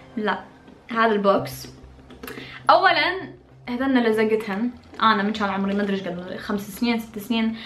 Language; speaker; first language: Arabic; early bilingual, heritage; Arabic